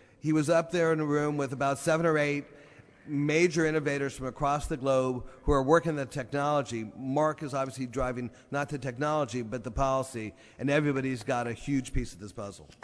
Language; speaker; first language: English; native; English